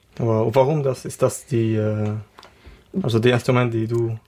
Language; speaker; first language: German; non-native, learner; Arabic